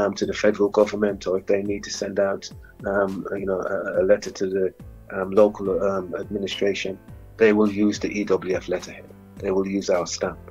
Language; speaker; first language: English; native; English